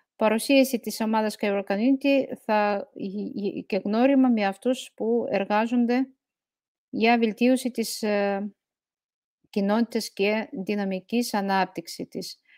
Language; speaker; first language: Greek; non-native, fluent; Russian